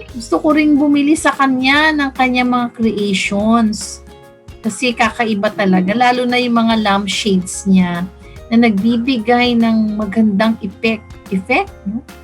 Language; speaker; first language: Filipino; non-native, local second language; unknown